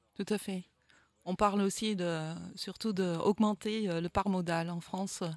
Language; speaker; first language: French; non-native, fluent; Dutch